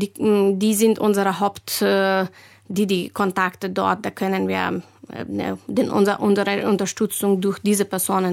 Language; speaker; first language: German; non-native, fluent; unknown